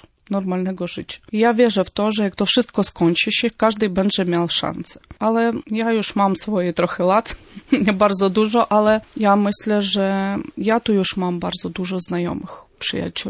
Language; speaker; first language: Polish; non-native, fluent; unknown